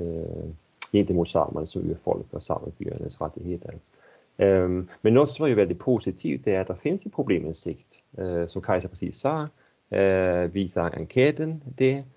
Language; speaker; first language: Swedish; native; Swedish